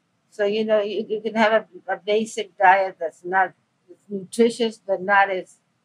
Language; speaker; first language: English; early bilingual, other home language; Spanish